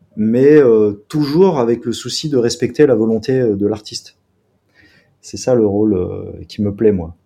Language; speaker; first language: French; native; French